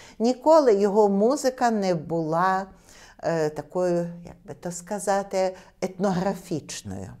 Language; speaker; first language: Ukrainian; native; Ukrainian